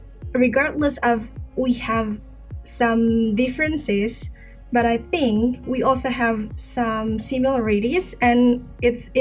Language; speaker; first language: English; non-native, fluent; Indonesian